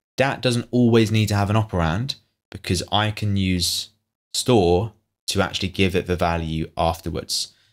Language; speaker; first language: English; native; English